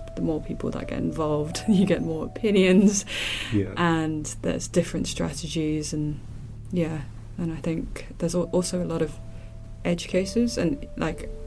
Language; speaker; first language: English; non-native, local second language; Cantonese